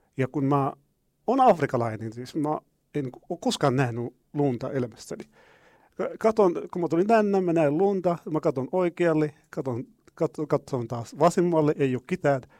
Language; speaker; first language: Finnish; non-native, fluent; Arabic